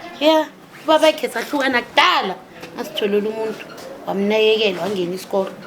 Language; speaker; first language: Zulu; native; Zulu